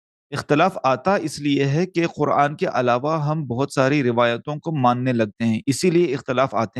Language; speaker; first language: Hindi; early bilingual, heritage; Urdu